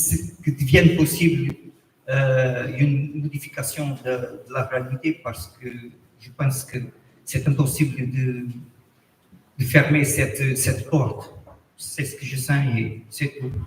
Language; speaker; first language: French; non-native, fluent; Portuguese